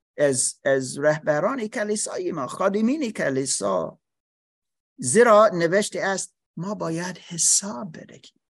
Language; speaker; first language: Persian; non-native, learner; English